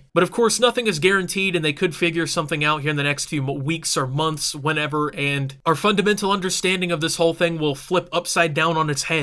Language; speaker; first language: English; native; English